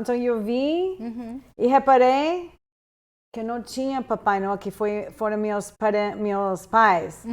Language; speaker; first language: Portuguese; non-native, fluent; English